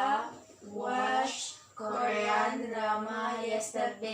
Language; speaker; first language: English; non-native, learner; Indonesian